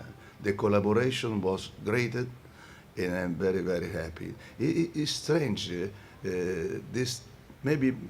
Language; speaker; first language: English; non-native, fluent; Italian